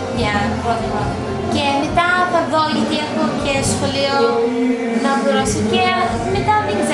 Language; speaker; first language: Greek; early bilingual, heritage; English